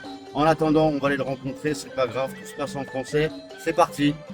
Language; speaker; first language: French; native; French